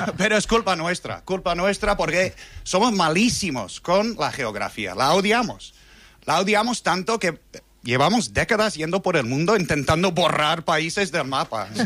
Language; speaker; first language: Spanish; non-native, fluent; English